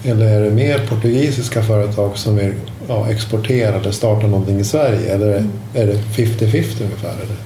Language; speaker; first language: Swedish; native; Swedish